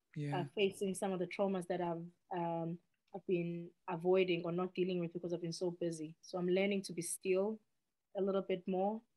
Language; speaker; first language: English; non-native, local second language; Xhosa